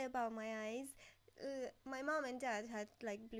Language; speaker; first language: English; non-native, fluent; Romanian